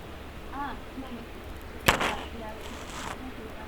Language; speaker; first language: French; non-native, learner; Spanish